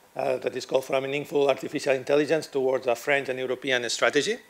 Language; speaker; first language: English; non-native, fluent; Catalan